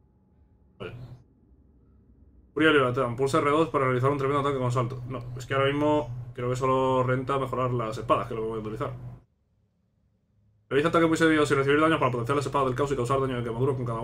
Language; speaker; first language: Spanish; native; Spanish